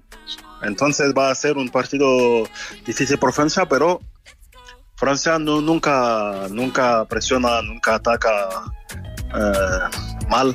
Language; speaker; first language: Spanish; non-native, fluent; French